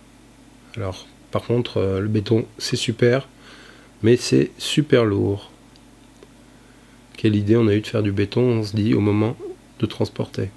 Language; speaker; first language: French; native; French